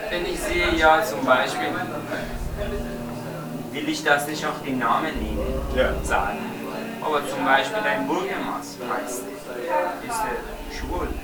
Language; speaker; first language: German; non-native, learner; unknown